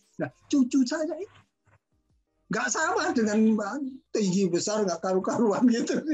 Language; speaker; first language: Indonesian; non-native, local second language; Javanese